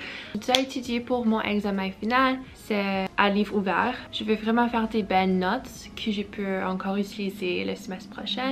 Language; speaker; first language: French; early bilingual, heritage; English